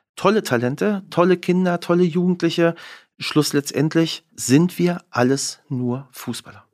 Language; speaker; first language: German; native; German